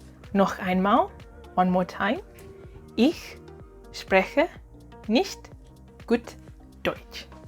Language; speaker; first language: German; non-native, fluent; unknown